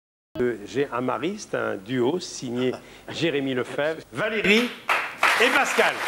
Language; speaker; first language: French; native; French